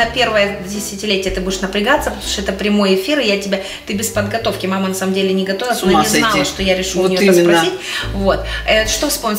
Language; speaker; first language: Russian; native; Russian